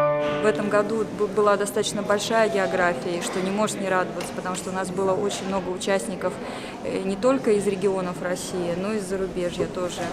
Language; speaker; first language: Russian; native; Russian